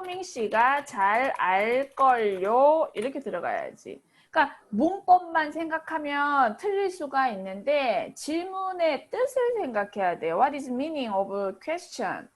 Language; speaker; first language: Korean; native; Korean